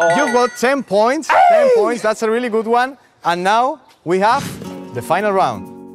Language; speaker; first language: English; non-native, fluent; Spanish